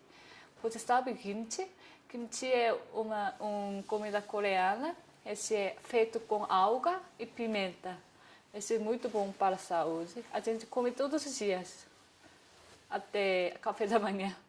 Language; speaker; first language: Portuguese; non-native, learner; Korean